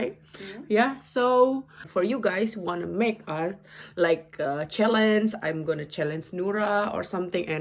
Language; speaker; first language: English; non-native, learner; Indonesian